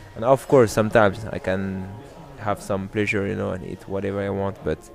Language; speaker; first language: English; non-native, fluent; French